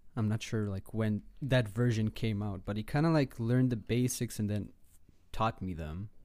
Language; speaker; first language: English; non-native, fluent; Hebrew